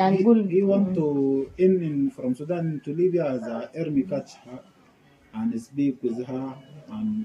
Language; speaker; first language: English; non-native, learner; Arabic